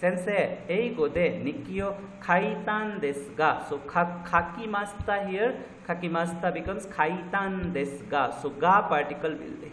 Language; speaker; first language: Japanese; non-native, fluent; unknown